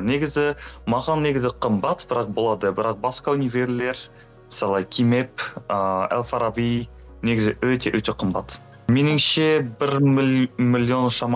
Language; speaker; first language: Kazakh; non-native, learner; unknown